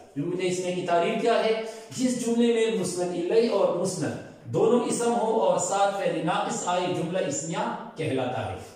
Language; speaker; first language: Urdu; non-native, local second language; Pashto